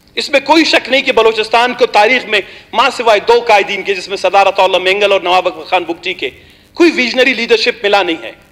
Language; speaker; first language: Urdu; non-native, local second language; Baluchi